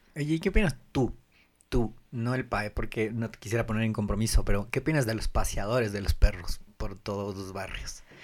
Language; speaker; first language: Spanish; native; Spanish